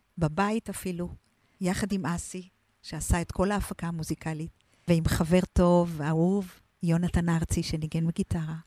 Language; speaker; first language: Hebrew; native; Hebrew